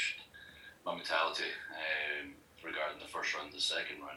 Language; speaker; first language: English; native; English